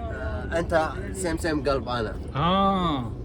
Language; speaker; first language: Arabic; native; Arabic